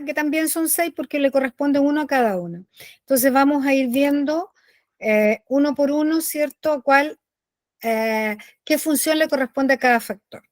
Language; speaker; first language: Spanish; native; Spanish